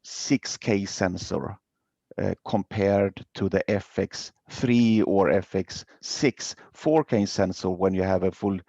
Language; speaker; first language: English; non-native, fluent; Swedish